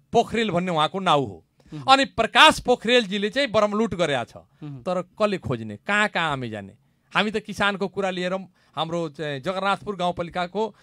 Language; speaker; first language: Nepali; non-native, local second language; Bhojpuri